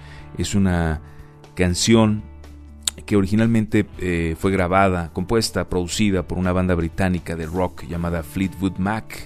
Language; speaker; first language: Spanish; native; Spanish